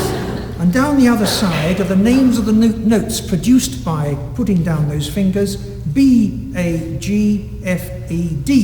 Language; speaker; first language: English; native; English